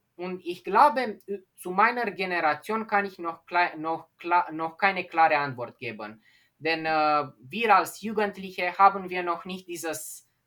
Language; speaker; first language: German; non-native, fluent; Romanian